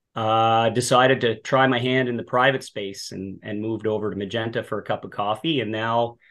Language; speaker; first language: English; native; English